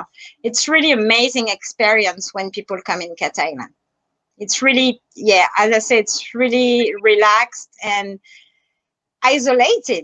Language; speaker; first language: English; non-native, fluent; French